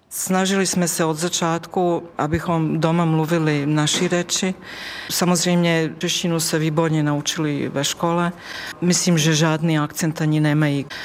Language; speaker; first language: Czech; non-native, fluent; Bosnian